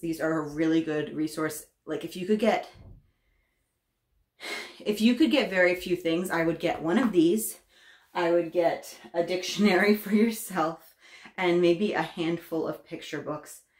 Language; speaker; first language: English; native; English